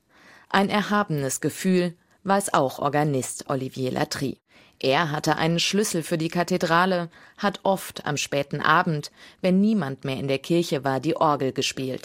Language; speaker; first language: German; native; German